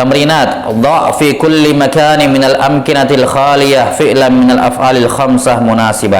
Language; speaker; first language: Arabic; non-native, fluent; Indonesian